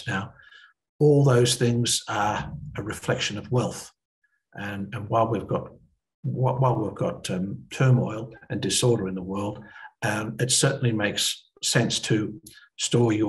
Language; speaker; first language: English; native; English